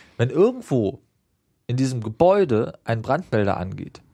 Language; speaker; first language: German; native; German